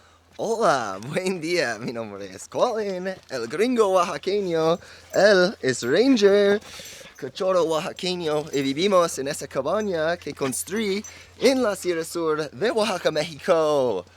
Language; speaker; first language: Spanish; non-native, fluent; English